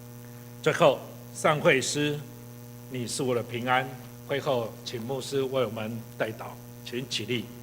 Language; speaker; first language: Chinese; native; Chinese